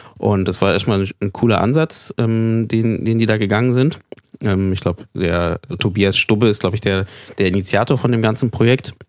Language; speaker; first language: German; native; German